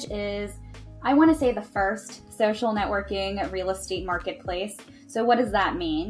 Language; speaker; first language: English; native; English